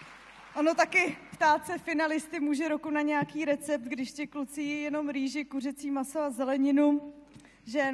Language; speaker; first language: Czech; native; Czech